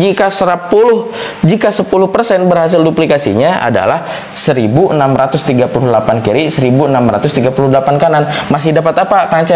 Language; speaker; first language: Indonesian; non-native, local second language; Sundanese